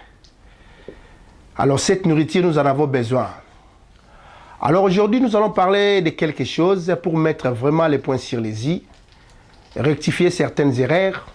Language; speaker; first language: French; non-native, local second language; Lingala